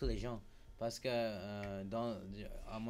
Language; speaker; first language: French; non-native, learner; English